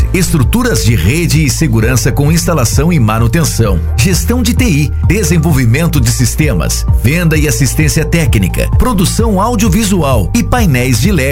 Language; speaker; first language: Portuguese; native; Portuguese